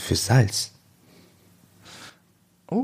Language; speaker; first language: German; native; German